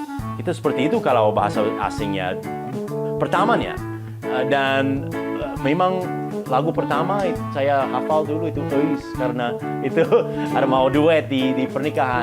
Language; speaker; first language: Indonesian; non-native, fluent; English